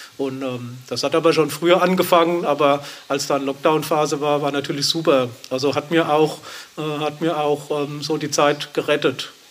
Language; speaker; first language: German; native; German